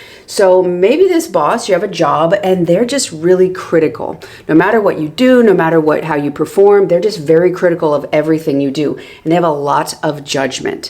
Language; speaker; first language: English; native; English